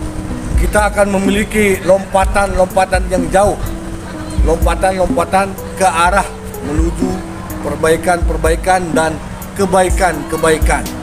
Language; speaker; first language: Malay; non-native, local second language; Sasak